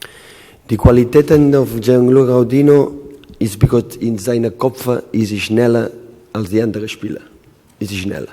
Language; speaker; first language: German; non-native, learner; Spanish